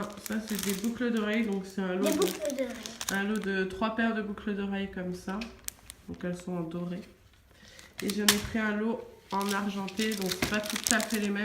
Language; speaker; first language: French; native; French